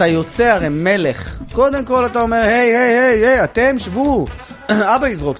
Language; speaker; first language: Hebrew; native; Hebrew